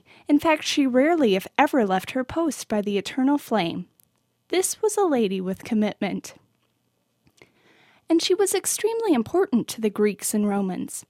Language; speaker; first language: English; native; English